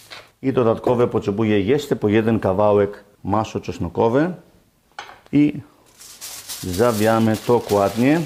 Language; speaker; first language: Polish; non-native, learner; Greek